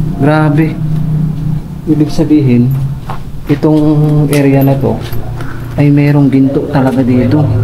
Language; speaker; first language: Filipino; native; Filipino